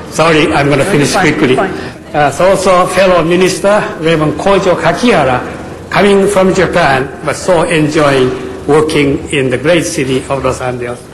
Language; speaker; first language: English; non-native, fluent; Japanese